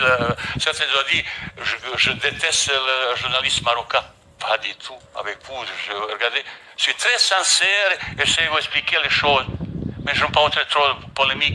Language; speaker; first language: French; non-native, fluent; Bosnian